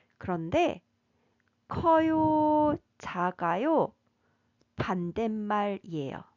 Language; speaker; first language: Korean; native; Korean